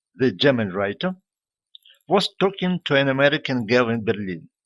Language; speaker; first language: English; non-native, fluent; Ukrainian